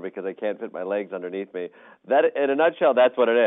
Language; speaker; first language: English; native; English